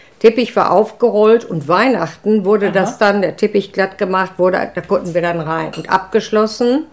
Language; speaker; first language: German; native; German